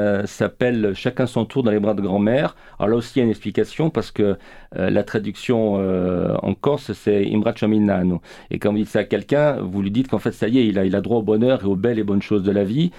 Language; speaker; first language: French; native; French